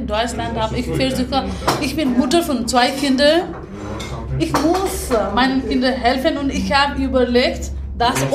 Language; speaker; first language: German; non-native, learner; Nepali